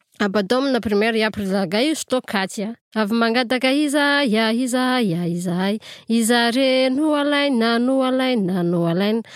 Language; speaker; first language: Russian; non-native, fluent; Malagasy